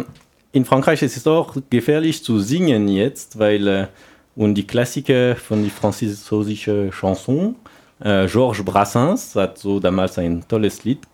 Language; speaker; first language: German; non-native, learner; French